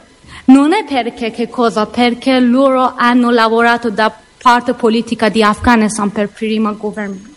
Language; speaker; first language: Italian; non-native, learner; Persian